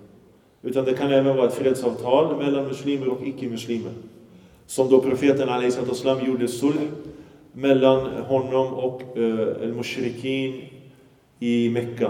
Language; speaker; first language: Swedish; early bilingual, other home language; Arabic